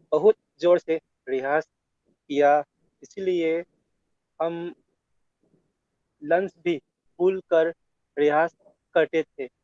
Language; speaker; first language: Hindi; non-native, local second language; Manipuri